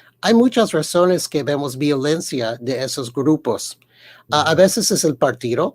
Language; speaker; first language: Spanish; early bilingual, heritage; Spanish